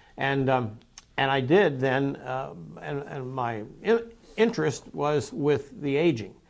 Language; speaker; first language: English; native; English